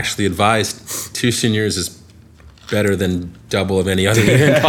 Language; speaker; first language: English; native; English